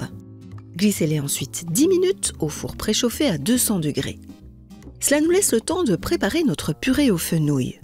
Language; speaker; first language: French; native; French